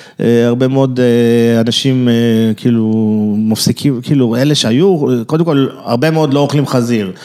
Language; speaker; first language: Hebrew; early bilingual, other home language; French